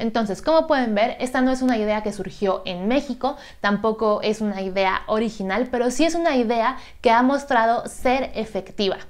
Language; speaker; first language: Spanish; native; Spanish